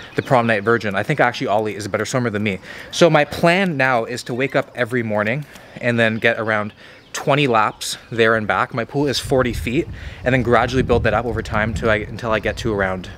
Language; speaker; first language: English; native; English